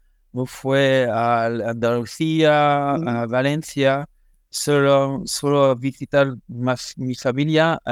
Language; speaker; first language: Spanish; non-native, learner; French